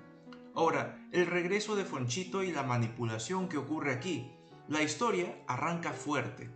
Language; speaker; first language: Spanish; native; Spanish